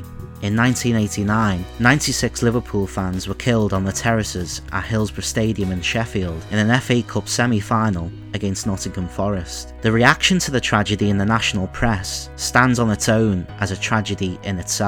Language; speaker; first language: English; native; English